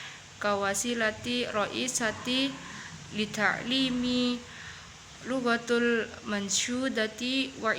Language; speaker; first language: Arabic; non-native, learner; Indonesian